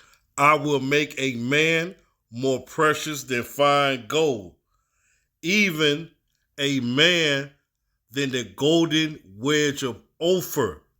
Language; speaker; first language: English; native; English